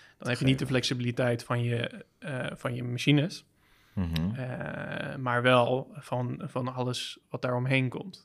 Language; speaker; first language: Dutch; native; Dutch